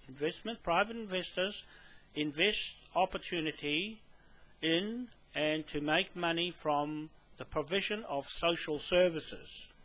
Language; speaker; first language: English; native; English